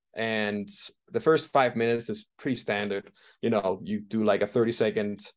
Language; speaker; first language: English; non-native, fluent; Danish